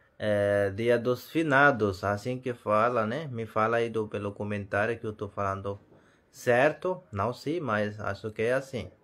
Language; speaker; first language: Portuguese; non-native, learner; Hindi